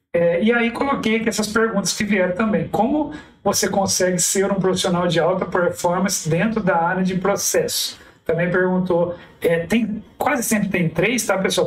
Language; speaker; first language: Portuguese; native; Portuguese